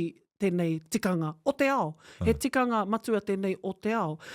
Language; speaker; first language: Māori; non-native, local second language; English